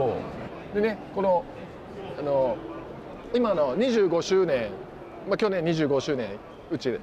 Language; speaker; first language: Japanese; native; Japanese